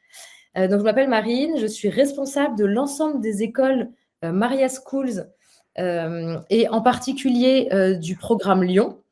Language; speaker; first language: French; native; French